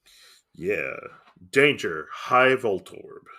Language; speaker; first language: English; native; English